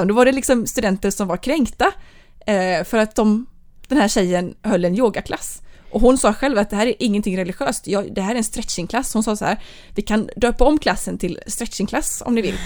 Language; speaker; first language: Swedish; native; Swedish